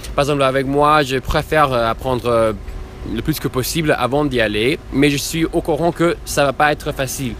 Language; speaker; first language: French; non-native, fluent; English